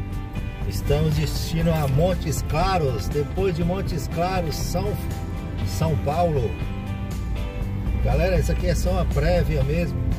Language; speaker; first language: Portuguese; native; Portuguese